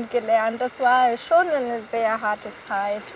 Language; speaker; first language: German; non-native, fluent; Kinyarwanda